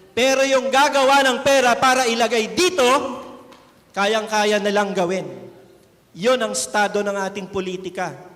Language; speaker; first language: Filipino; native; Filipino